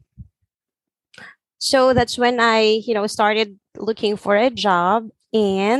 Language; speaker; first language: English; non-native, local second language; Filipino